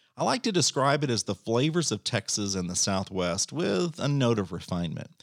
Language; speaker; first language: English; native; English